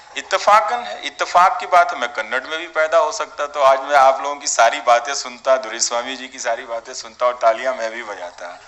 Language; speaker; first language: Hindi; non-native, local second language; Bhojpuri